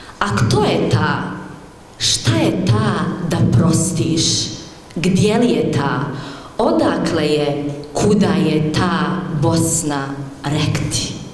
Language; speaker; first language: Bosnian; native; Bosnian